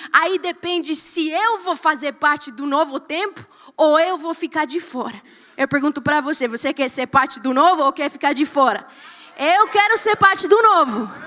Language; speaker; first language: Portuguese; non-native, fluent; Spanish